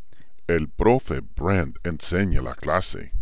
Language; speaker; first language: Spanish; non-native, learner; English